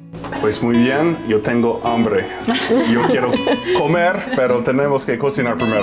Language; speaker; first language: Spanish; non-native, fluent; English